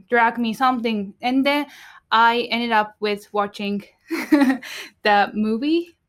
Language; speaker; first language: English; non-native, learner; Japanese